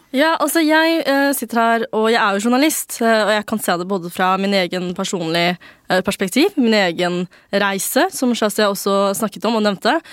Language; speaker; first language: Norwegian; early bilingual, other home language; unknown